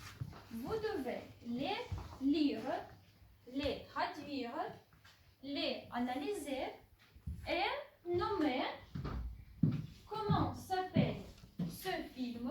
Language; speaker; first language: French; non-native, fluent; Ukrainian